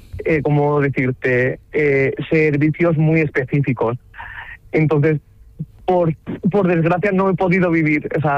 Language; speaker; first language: Spanish; native; Spanish